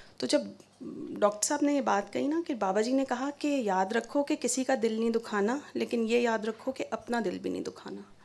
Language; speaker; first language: Urdu; native; Urdu